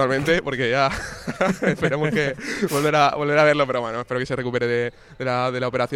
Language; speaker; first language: Spanish; native; Spanish